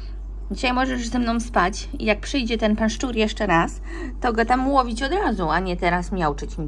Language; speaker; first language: Polish; native; Polish